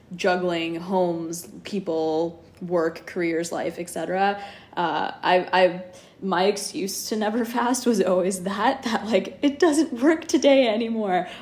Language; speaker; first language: English; native; English